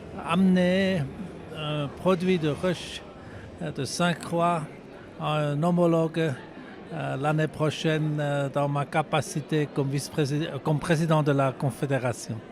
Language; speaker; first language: French; non-native, local second language; German